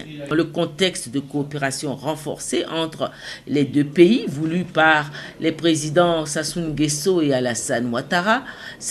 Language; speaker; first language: French; native; French